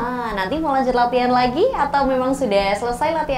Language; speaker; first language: Indonesian; native; Indonesian